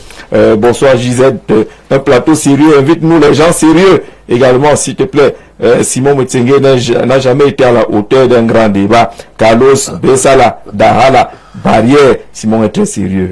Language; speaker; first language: French; native; French